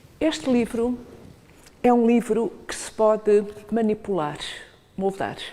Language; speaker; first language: Portuguese; native; Portuguese